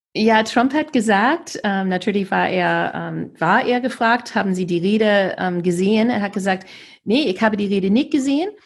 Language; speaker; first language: German; non-native, fluent; English